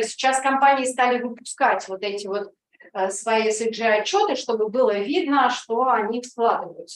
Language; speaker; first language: Russian; native; Russian